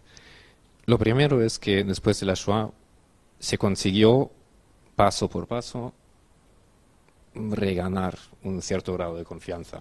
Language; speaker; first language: Spanish; non-native, fluent; German